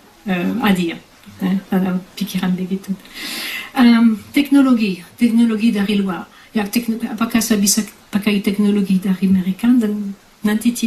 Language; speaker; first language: Indonesian; non-native, fluent; French